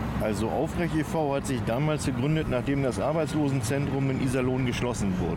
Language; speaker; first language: German; native; German